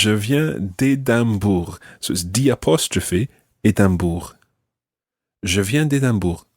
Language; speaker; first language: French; non-native, fluent; English